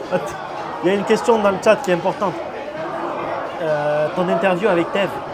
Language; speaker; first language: French; native; French